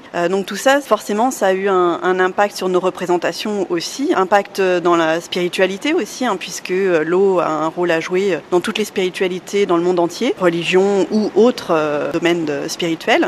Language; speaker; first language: French; native; French